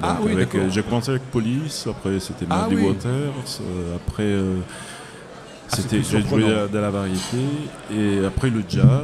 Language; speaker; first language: French; early bilingual, other home language; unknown